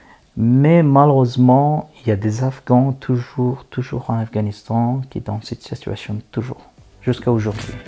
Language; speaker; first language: French; non-native, learner; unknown